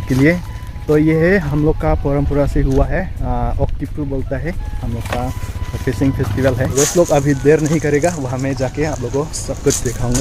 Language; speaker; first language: Hindi; non-native, local second language; Karbi